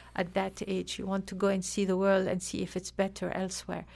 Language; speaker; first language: English; non-native, fluent; Arabic